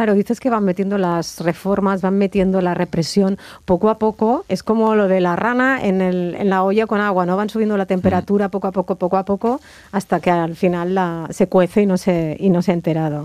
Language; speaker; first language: Spanish; native; Spanish